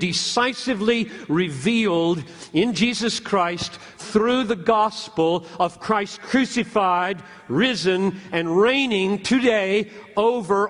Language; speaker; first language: English; native; English